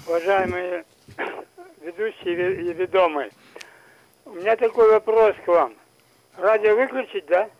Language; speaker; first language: Russian; native; Russian